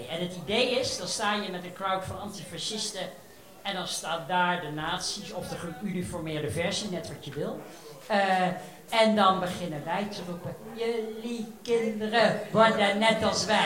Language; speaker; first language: Dutch; native; Dutch